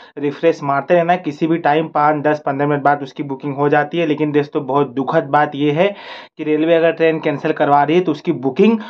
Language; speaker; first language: Hindi; native; Hindi